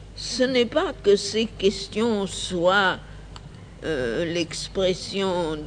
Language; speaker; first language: French; native; French